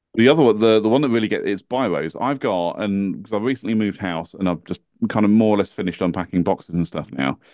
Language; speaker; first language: English; native; English